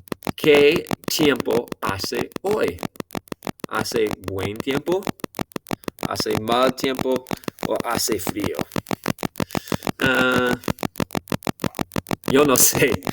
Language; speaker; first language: Spanish; non-native, fluent; English